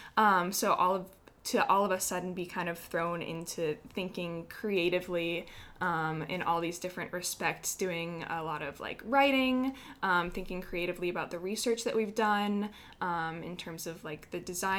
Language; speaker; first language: English; native; English